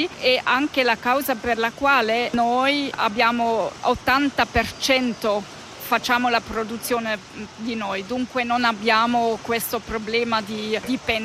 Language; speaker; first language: Italian; non-native, fluent; German